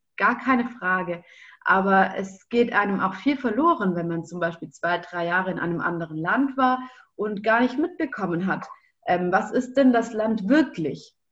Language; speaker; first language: German; native; German